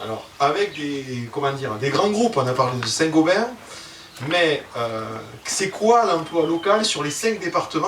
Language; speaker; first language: French; native; French